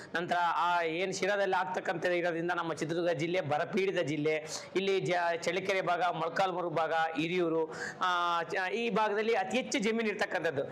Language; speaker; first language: Kannada; native; Kannada